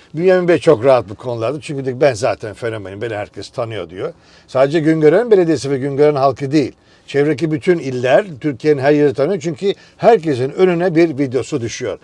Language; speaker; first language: Turkish; native; Turkish